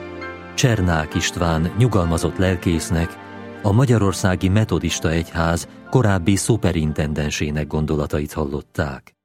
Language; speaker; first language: Hungarian; native; Hungarian